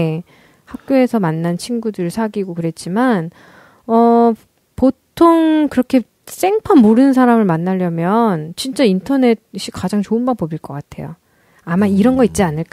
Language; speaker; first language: Korean; native; Korean